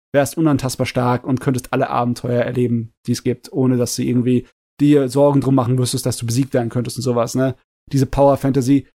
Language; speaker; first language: German; native; German